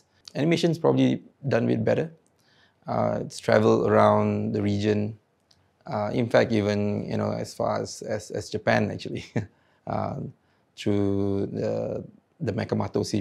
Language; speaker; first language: English; non-native, local second language; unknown